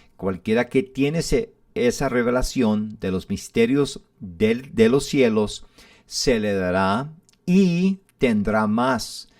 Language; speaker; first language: Spanish; early bilingual, heritage; English